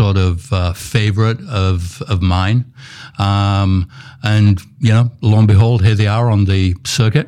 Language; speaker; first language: English; native; English